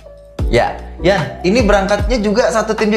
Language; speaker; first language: Indonesian; native; Indonesian